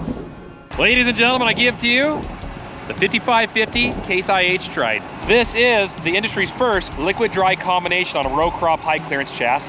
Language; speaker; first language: English; native; English